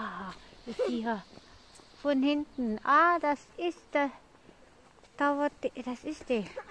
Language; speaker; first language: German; non-native, learner; Filipino